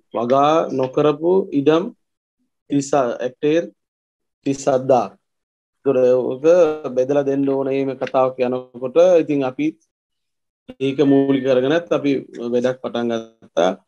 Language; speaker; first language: Sinhala; non-native, local second language; Tamil